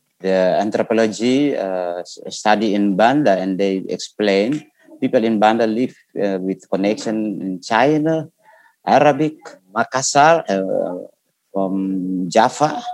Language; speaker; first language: English; non-native, learner; Indonesian